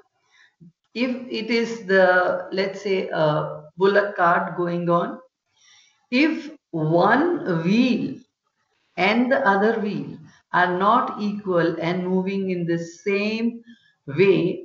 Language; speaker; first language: English; non-native, local second language; Gujarati